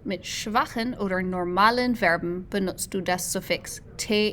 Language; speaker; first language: German; non-native, fluent; English